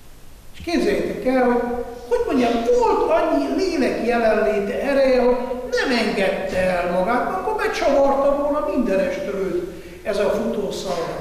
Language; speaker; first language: Hungarian; non-native, fluent; Italian